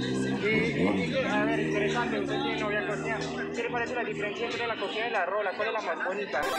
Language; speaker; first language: Spanish; non-native, fluent; French